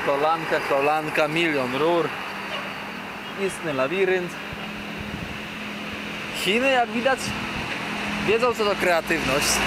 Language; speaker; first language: Polish; native; Polish